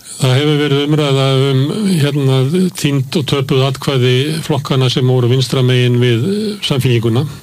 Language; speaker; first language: Icelandic; native; Icelandic